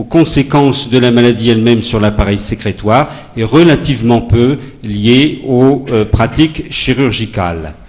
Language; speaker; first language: French; native; French